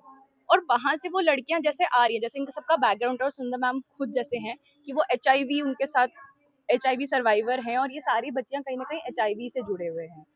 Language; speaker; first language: Hindi; native; Hindi